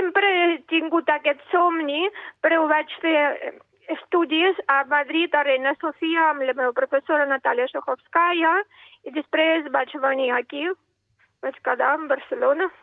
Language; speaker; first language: Catalan; non-native, fluent; Russian